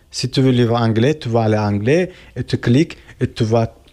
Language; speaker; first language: French; non-native, learner; Kurdish